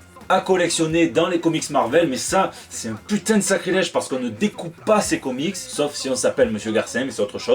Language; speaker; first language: French; native; French